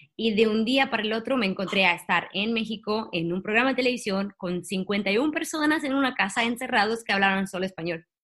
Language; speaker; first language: Spanish; non-native, fluent; Italian